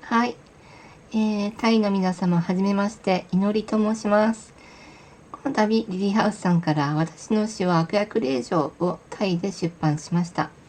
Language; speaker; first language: Japanese; native; Japanese